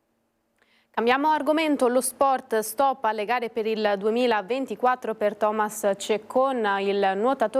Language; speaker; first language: Italian; native; Italian